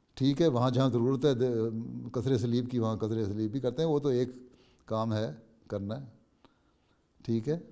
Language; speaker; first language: Urdu; native; Urdu